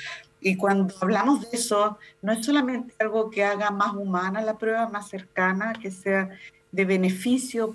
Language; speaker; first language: Spanish; native; Spanish